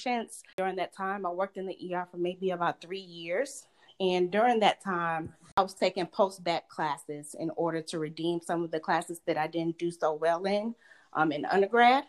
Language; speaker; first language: English; native; English